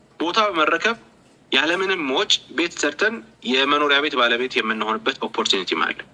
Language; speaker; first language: Amharic; native; Amharic